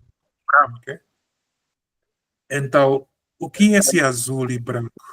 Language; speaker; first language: Portuguese; non-native, fluent; Spanish